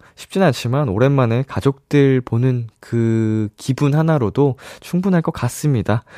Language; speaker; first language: Korean; native; Korean